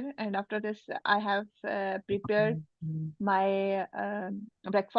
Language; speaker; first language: English; non-native, learner; Urdu